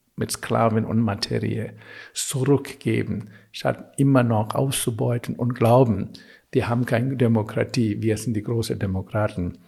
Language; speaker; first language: German; non-native, fluent; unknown